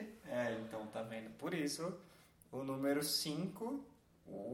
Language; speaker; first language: Portuguese; native; Portuguese